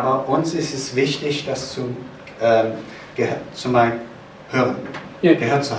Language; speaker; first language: German; non-native, fluent; Korean